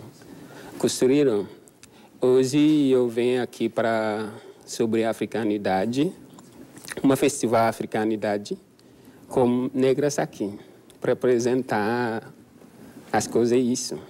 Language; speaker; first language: Portuguese; non-native, learner; Wolof